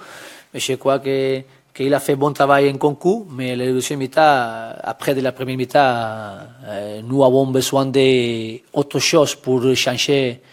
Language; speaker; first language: French; non-native, learner; Spanish